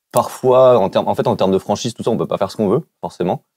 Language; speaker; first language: French; native; French